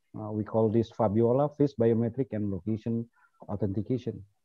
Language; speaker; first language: English; non-native, fluent; Indonesian